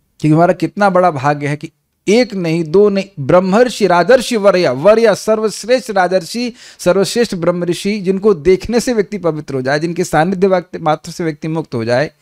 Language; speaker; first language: Hindi; native; Hindi